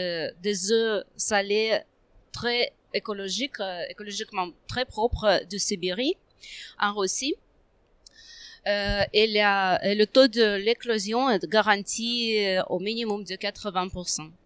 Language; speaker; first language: French; non-native, fluent; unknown